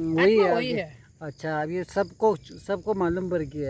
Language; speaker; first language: Hindi; non-native, local second language; Tibetan